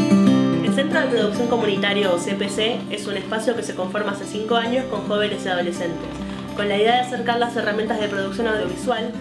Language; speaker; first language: Spanish; native; Spanish